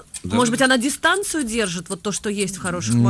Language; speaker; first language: Russian; native; Russian